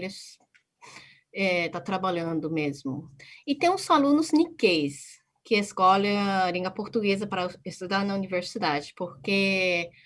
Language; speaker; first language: Portuguese; non-native, fluent; Japanese